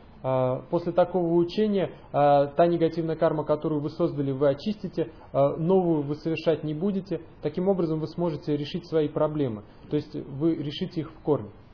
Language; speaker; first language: Russian; native; Russian